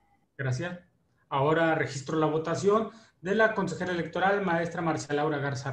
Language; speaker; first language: Spanish; native; Spanish